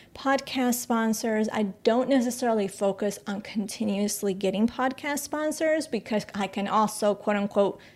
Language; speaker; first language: English; native; English